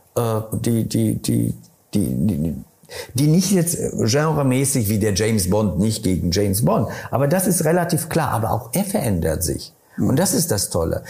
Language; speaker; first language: German; non-native, fluent; Polish